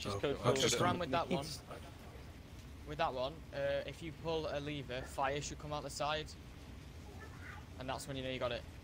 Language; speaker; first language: English; native; English